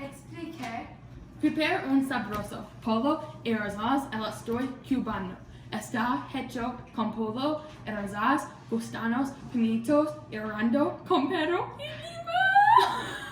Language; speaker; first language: Spanish; non-native, learner; English